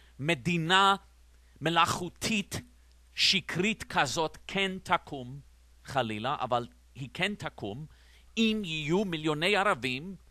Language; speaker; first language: Hebrew; non-native, fluent; English